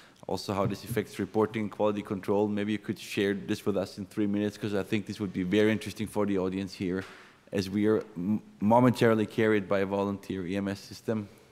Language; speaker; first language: English; non-native, fluent; German